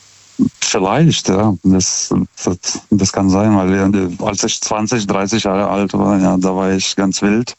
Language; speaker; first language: German; non-native, fluent; Lithuanian